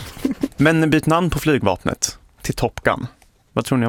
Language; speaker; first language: Swedish; native; Swedish